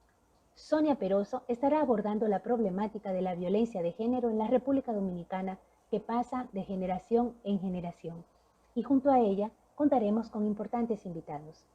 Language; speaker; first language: Spanish; native; Spanish